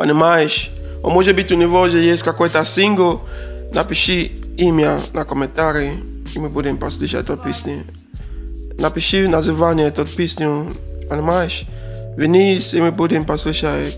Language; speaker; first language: Russian; non-native, learner; Arabic